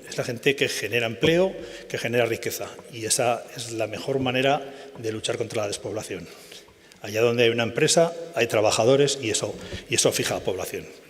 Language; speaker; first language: Spanish; native; Spanish